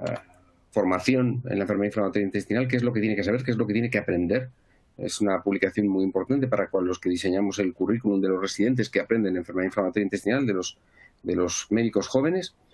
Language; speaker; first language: Spanish; native; Spanish